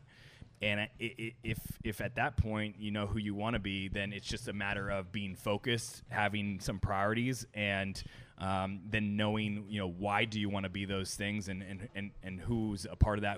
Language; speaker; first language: English; native; English